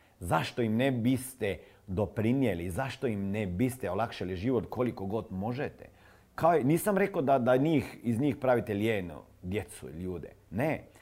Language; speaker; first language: Croatian; non-native, fluent; Serbian